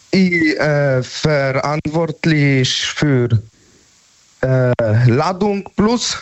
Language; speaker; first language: German; non-native, learner; Polish